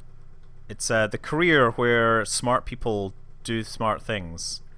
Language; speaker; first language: English; native; English